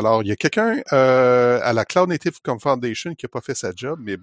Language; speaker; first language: French; native; French